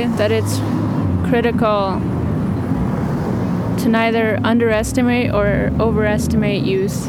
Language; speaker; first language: English; native; English